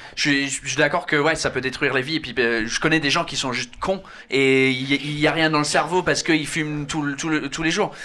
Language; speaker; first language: French; non-native, fluent; English